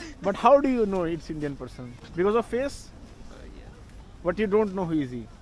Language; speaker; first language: English; non-native, local second language; Hindi